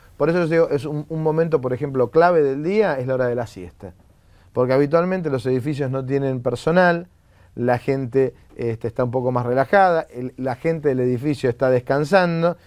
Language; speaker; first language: Spanish; native; Spanish